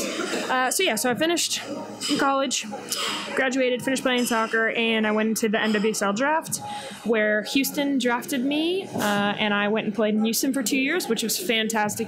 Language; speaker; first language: English; native; English